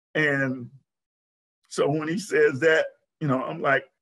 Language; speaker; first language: English; native; English